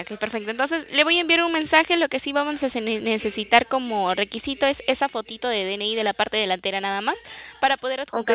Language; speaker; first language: Spanish; native; Spanish